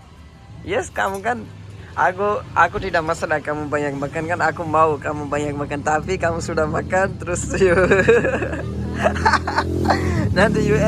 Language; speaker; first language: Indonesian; non-native, learner; Urdu